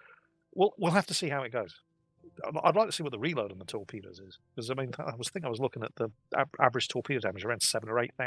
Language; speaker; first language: English; native; English